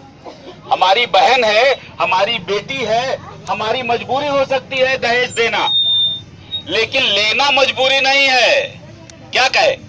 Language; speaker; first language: Hindi; non-native, local second language; Bhojpuri